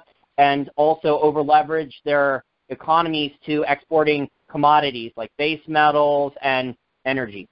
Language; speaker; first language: English; native; English